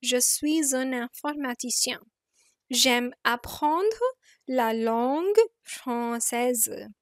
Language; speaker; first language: French; non-native, fluent; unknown